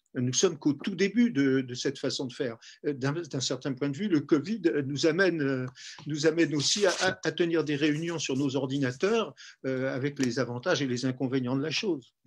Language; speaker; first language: French; native; French